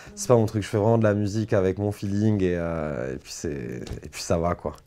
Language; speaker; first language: French; native; French